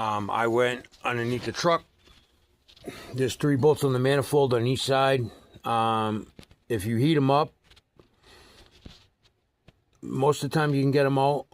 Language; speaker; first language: English; native; English